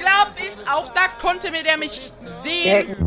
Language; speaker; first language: German; native; German